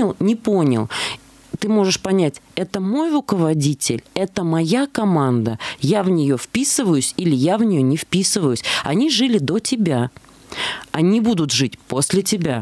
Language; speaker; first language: Russian; native; Russian